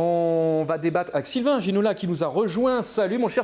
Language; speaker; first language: French; native; French